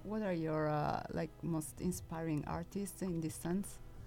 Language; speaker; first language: English; non-native, fluent; Italian